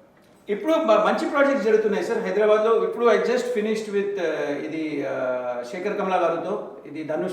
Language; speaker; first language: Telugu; non-native, local second language; Hindi